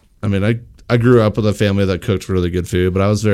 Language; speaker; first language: English; native; English